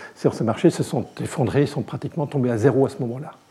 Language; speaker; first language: French; native; French